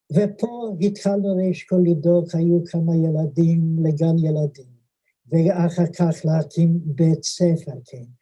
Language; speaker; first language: Hebrew; non-native, fluent; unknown